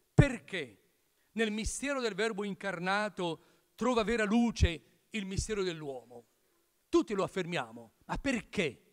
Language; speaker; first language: Italian; native; Italian